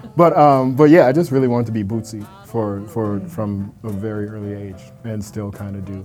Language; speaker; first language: English; native; English